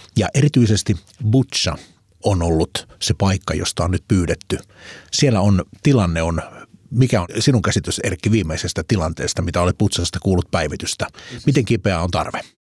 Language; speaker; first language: Finnish; native; Finnish